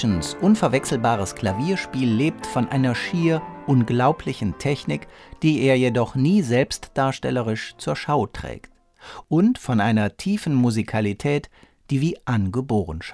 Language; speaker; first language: German; native; German